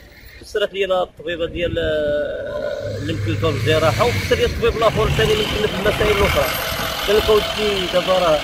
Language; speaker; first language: Arabic; native; Arabic